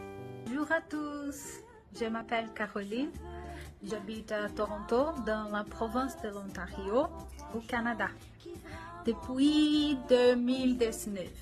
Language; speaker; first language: French; non-native, learner; Portuguese